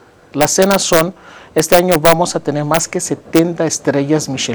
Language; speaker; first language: Spanish; non-native, fluent; Greek